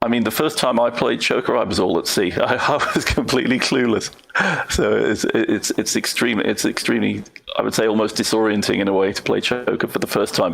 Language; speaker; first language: English; native; English